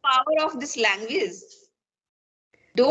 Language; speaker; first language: English; non-native, fluent; Hindi